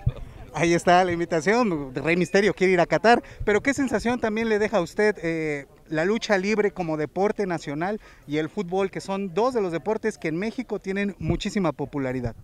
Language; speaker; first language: Spanish; native; Spanish